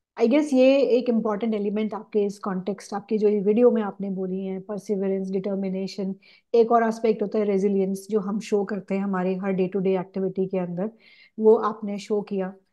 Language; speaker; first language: Hindi; native; Hindi